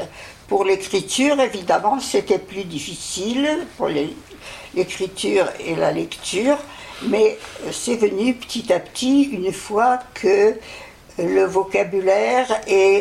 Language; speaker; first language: French; early bilingual, other home language; Yiddish